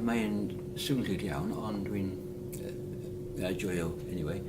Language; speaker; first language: Welsh; non-native, learner; English